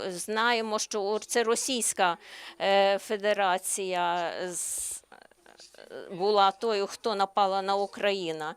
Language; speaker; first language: Ukrainian; non-native, learner; Slovenian